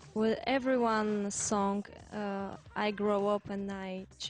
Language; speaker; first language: English; non-native, learner; Bulgarian